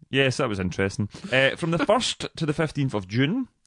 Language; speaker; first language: English; native; English